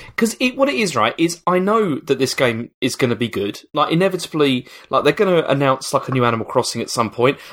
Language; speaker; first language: English; native; English